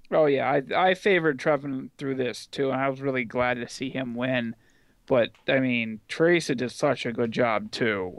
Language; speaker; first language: English; native; English